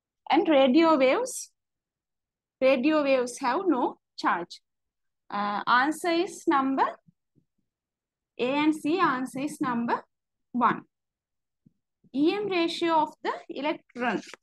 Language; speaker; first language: English; non-native, local second language; Sinhala